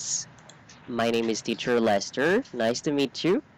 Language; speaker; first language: English; non-native, fluent; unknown